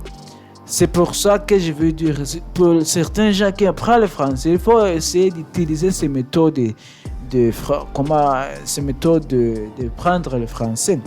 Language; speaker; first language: French; non-native, learner; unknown